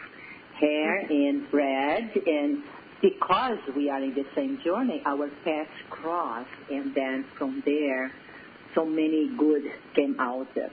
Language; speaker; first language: English; non-native, fluent; Portuguese